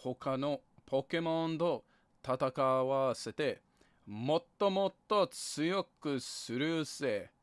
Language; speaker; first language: Japanese; non-native, learner; English